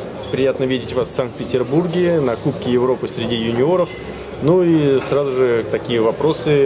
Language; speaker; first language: Russian; native; Russian